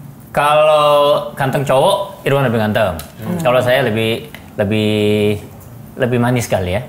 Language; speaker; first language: Indonesian; non-native, fluent; Korean